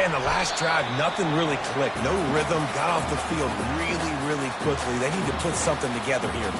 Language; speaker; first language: English; native; English